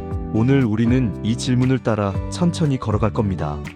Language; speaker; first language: Korean; native; Korean